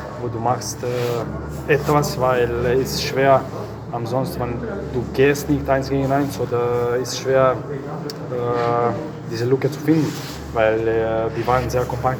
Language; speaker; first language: German; non-native, fluent; Croatian